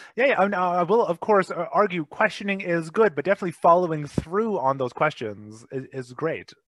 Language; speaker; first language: English; native; English